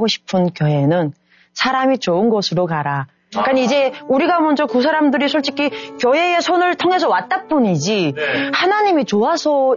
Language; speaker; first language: Korean; native; Korean